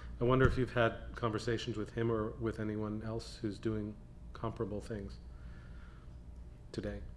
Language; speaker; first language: English; native; English